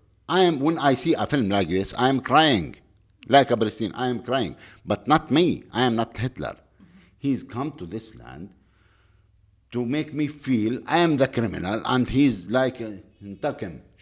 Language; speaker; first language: English; non-native, learner; Arabic